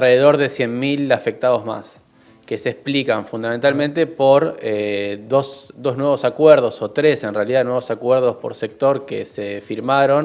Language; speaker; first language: Spanish; native; Spanish